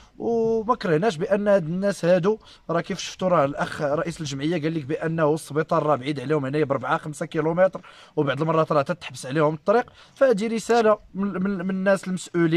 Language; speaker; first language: Arabic; native; Arabic